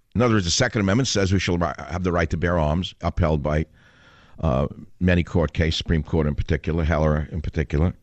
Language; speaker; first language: English; native; English